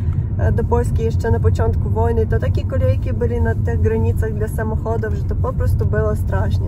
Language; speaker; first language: Polish; non-native, learner; Ukrainian